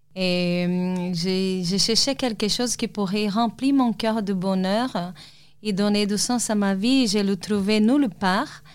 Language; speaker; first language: French; non-native, fluent; Portuguese